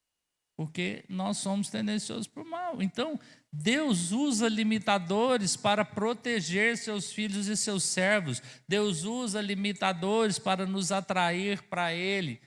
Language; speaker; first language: Portuguese; native; Portuguese